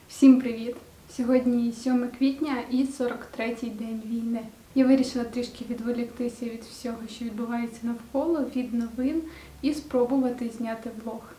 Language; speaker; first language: Ukrainian; native; Ukrainian